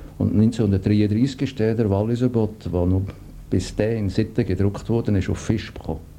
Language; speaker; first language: German; native; German